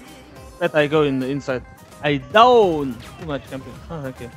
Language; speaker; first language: English; non-native, learner; Turkish